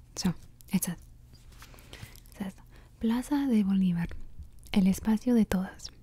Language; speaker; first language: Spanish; early bilingual, heritage; Spanish